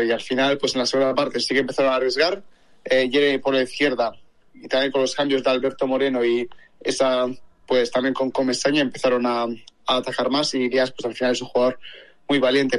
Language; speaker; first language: Spanish; native; Spanish